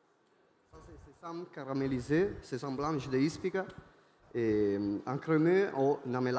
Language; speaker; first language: French; non-native, learner; Italian